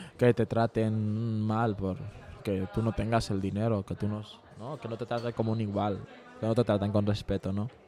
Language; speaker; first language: Spanish; early bilingual, other home language; Bangla